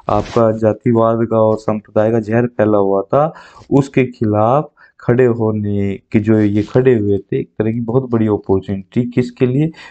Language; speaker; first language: Hindi; native; Hindi